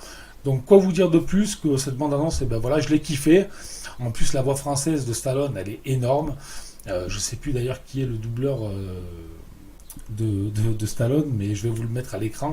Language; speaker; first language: French; native; French